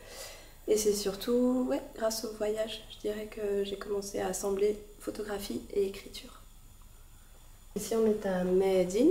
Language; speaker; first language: French; native; French